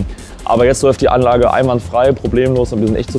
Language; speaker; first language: German; native; German